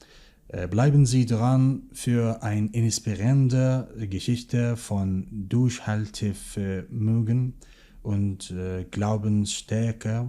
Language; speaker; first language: German; non-native, fluent; Kurdish